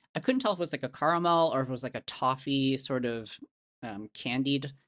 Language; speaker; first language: English; non-native, local second language; Cantonese